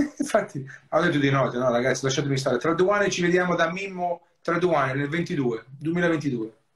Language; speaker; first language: Italian; early bilingual, heritage; Italian